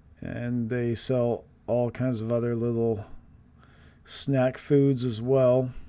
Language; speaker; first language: English; native; English